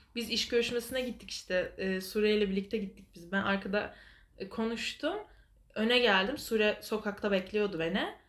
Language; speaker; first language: Turkish; native; Turkish